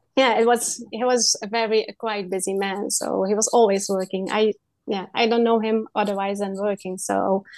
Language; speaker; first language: English; non-native, learner; Dutch